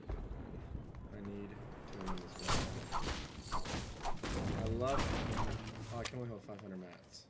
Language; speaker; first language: English; native; English